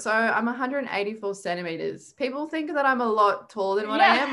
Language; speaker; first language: English; native; English